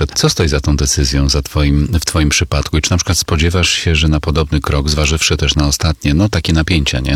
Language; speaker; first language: Polish; native; Polish